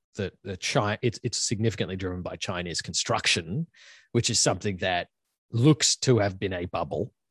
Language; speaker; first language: English; native; English